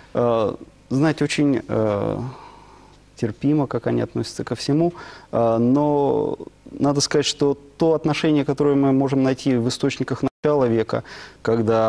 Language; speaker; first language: Russian; native; Russian